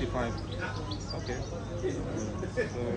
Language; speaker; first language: English; non-native, learner; Indonesian